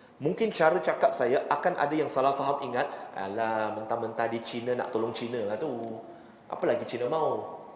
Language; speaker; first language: Malay; non-native, local second language; Chinese